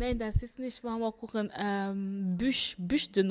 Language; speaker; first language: German; non-native, fluent; French